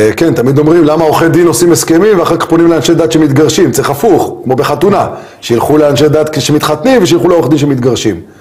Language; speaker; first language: Hebrew; native; Hebrew